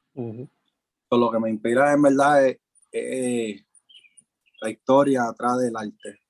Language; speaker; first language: Spanish; early bilingual, heritage; Spanish